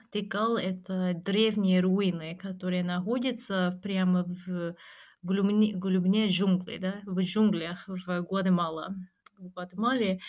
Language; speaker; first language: Russian; non-native, fluent; Japanese